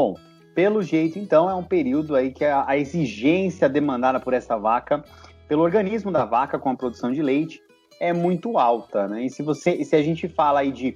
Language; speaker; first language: Portuguese; native; Portuguese